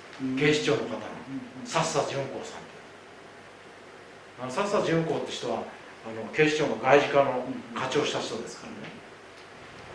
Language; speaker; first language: Japanese; native; Japanese